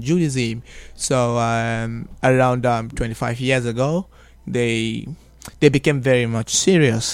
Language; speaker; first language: English; non-native, local second language; Igbo